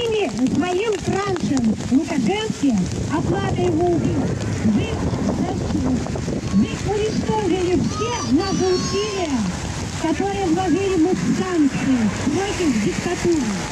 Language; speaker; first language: Russian; native; Russian